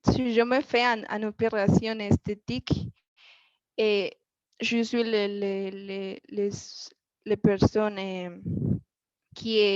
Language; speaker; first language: French; non-native, learner; Spanish